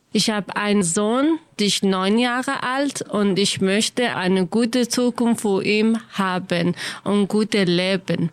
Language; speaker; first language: German; non-native, learner; Kurdish